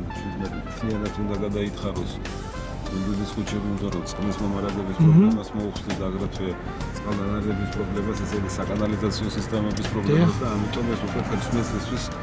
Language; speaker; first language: Georgian; native; Georgian